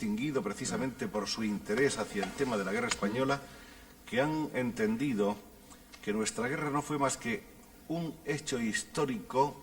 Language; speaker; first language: Spanish; native; Spanish